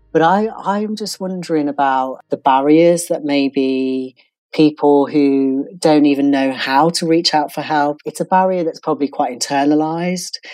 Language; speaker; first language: English; native; English